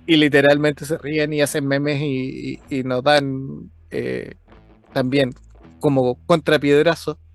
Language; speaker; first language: Spanish; native; Spanish